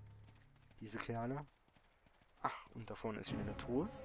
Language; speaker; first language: German; native; German